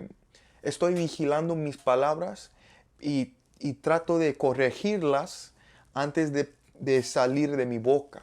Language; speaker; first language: Spanish; non-native, learner; English